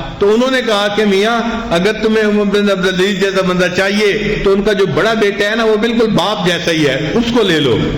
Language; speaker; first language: Urdu; non-native, local second language; Punjabi